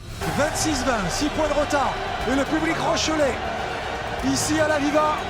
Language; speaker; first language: French; native; French